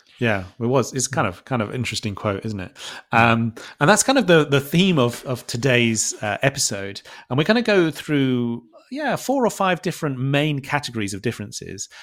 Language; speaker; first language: English; native; English